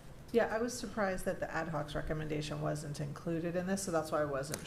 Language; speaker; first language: English; native; English